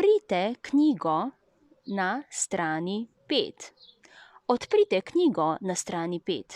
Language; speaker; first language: Slovenian; non-native, learner; Chinese